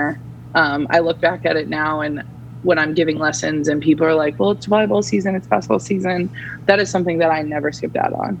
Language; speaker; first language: English; native; English